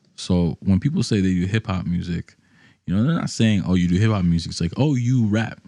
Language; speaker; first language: English; native; English